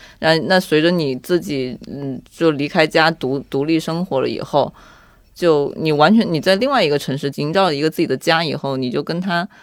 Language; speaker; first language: Chinese; native; Chinese